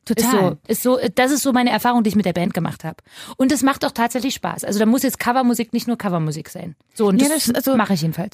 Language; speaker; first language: German; native; German